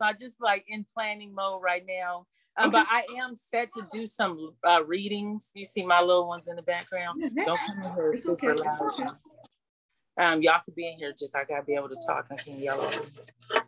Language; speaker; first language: English; native; English